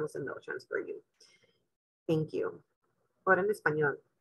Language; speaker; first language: English; early bilingual, other home language; Spanish